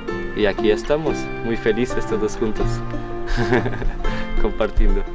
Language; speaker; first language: Spanish; non-native, fluent; Portuguese